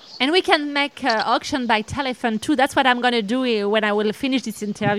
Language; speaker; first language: English; non-native, learner; French